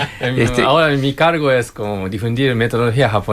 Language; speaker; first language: Spanish; non-native, learner; Japanese